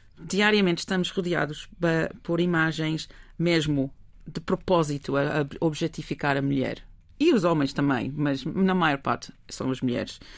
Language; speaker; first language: Portuguese; non-native, fluent; English